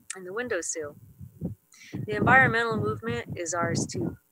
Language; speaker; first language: English; native; English